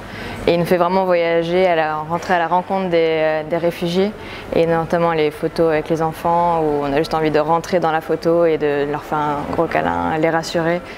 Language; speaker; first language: French; native; French